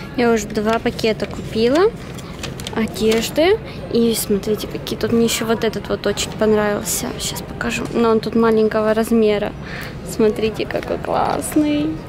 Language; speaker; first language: Russian; native; Russian